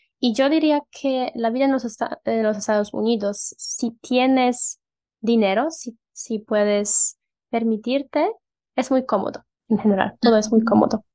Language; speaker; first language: Spanish; non-native, fluent; Polish